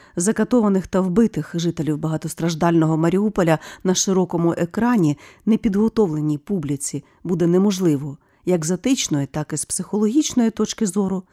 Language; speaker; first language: Ukrainian; native; Ukrainian